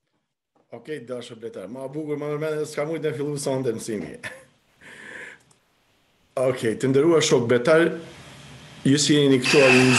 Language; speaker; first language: Albanian; native; Albanian